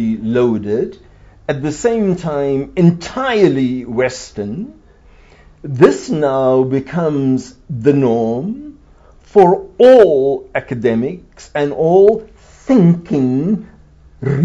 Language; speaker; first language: English; non-native, local second language; Afrikaans